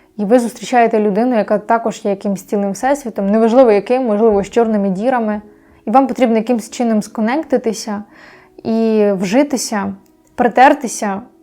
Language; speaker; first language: Ukrainian; non-native, local second language; Russian